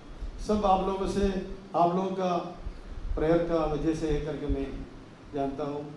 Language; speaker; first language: Hindi; non-native, local second language; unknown